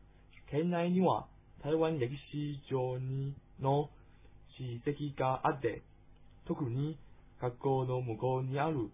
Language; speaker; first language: Japanese; non-native, learner; Chinese